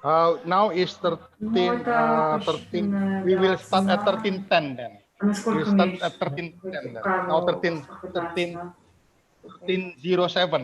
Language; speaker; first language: English; non-native, fluent; Indonesian